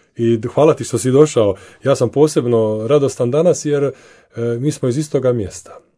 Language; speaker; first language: Croatian; native; Croatian